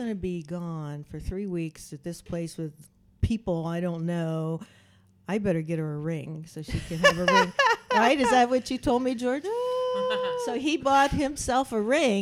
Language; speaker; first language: English; native; English